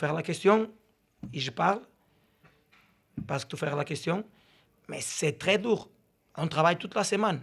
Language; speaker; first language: French; non-native, learner; Portuguese